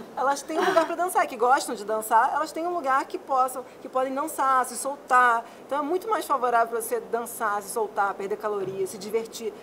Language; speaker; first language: Portuguese; non-native, fluent; Spanish